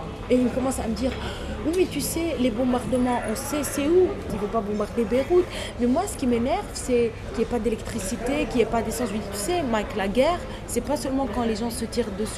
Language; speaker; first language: French; non-native, local second language; Arabic